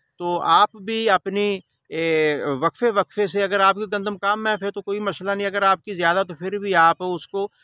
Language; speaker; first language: Urdu; non-native, local second language; Punjabi